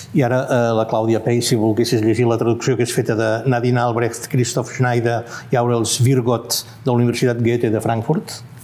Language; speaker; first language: Catalan; native; Catalan